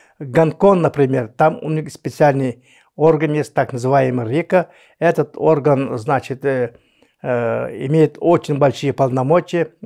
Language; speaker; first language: Russian; non-native, local second language; Yakut